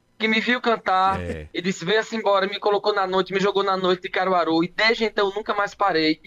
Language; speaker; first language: Portuguese; native; Portuguese